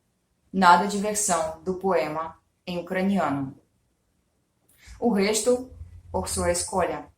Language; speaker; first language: Portuguese; non-native, fluent; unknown